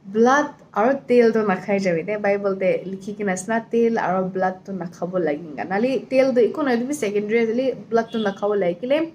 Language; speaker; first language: Assamese; non-native, local second language; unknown